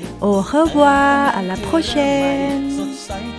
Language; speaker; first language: Thai; native; Thai